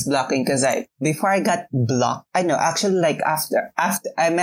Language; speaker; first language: English; non-native, local second language; Filipino